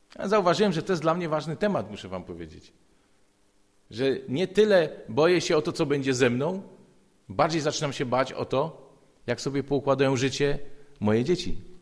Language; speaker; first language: Polish; native; Polish